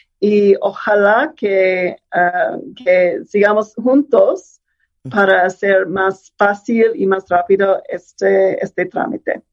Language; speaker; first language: Spanish; non-native, fluent; English